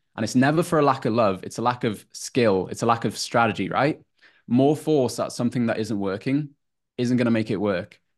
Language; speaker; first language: English; native; English